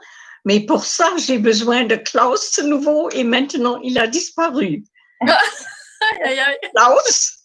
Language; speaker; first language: French; non-native, fluent; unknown